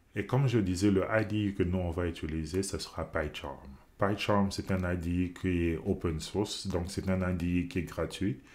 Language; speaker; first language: French; non-native, local second language; Lingala